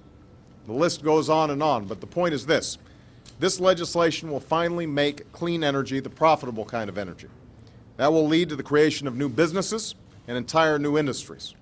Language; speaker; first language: English; native; English